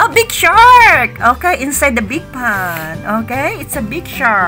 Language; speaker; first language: English; non-native, fluent; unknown